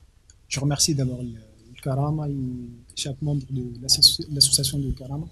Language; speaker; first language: French; non-native, local second language; Arabic